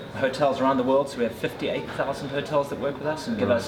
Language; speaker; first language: English; native; English